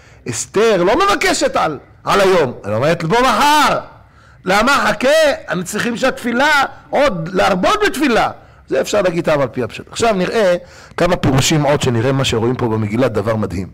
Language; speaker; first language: Hebrew; native; Hebrew